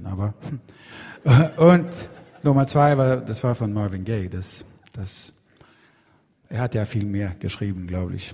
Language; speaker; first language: German; non-native, learner; Swedish